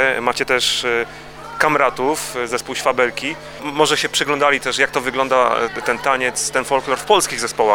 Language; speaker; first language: Polish; native; Polish